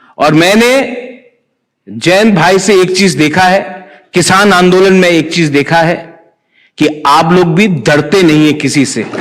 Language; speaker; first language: Hindi; non-native, local second language; Kok Borok